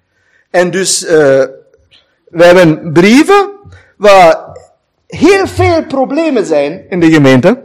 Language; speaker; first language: Dutch; non-native, fluent; German